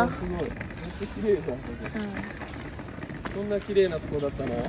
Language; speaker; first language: Japanese; native; Japanese